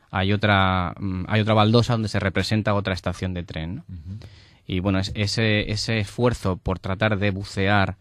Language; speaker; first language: Spanish; native; Spanish